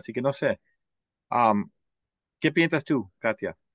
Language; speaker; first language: Spanish; non-native, fluent; English